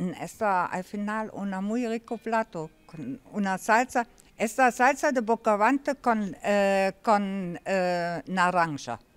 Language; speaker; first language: Spanish; non-native, learner; German